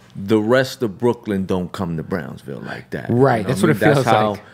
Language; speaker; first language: English; native; English